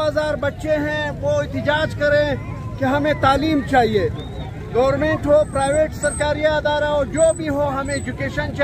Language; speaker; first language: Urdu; non-native, local second language; Pashto